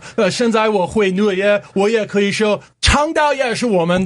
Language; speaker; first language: Chinese; non-native, learner; English